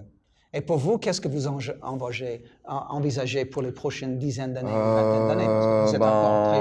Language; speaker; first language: French; non-native, fluent; English